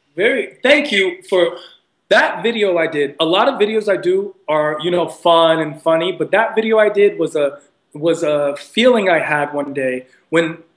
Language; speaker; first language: English; early bilingual, other home language; Persian